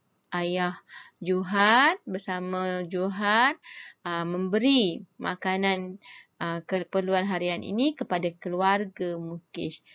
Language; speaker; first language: Malay; native; Malay